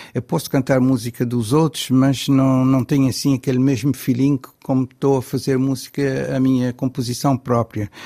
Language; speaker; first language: Portuguese; non-native, local second language; Kabuverdianu